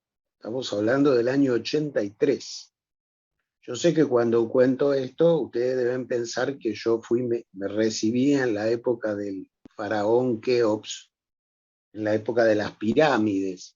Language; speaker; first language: Spanish; native; Spanish